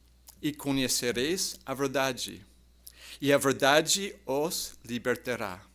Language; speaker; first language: Portuguese; non-native, fluent; English